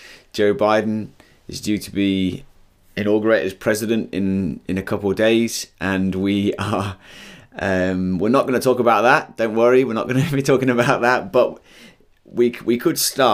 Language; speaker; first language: English; native; English